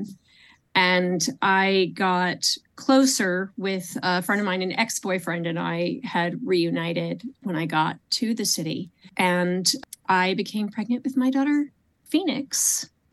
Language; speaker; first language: English; native; English